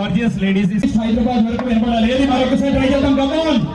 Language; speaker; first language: Telugu; native; Telugu